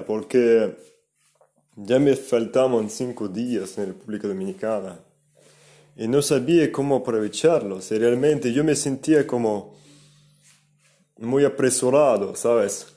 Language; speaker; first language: Spanish; non-native, fluent; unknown